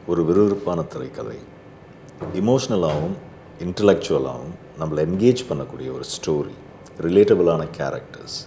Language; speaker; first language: Tamil; native; Tamil